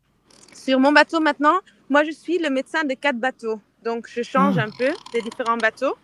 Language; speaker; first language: French; non-native, fluent; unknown